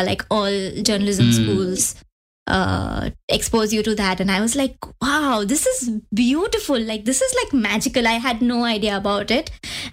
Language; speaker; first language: English; non-native, local second language; Hindi